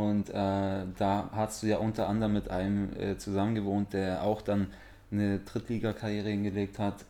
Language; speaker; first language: German; native; German